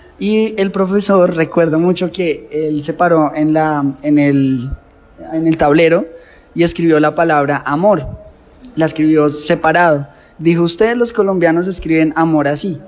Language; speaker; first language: Spanish; native; Spanish